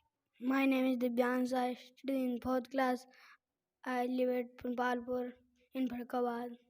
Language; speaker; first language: English; non-native, learner; Hindi